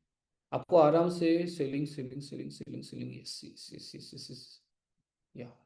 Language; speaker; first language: Hindi; native; Hindi